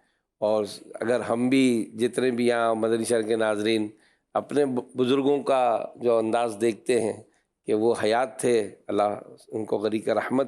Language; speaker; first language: Urdu; native; Urdu